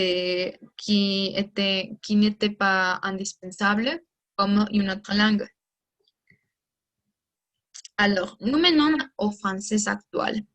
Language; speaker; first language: French; non-native, learner; Spanish